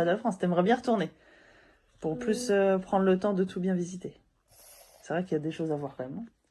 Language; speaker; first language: French; native; French